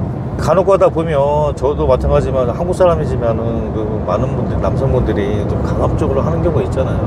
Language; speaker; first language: Korean; native; Korean